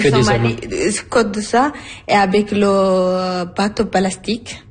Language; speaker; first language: French; non-native, learner; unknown